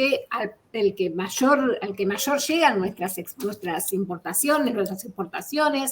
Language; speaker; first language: Spanish; native; Spanish